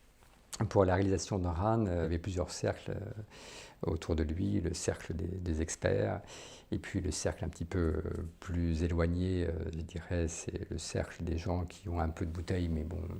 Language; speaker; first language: French; native; French